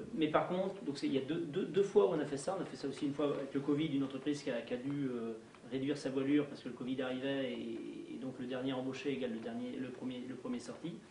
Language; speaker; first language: French; native; French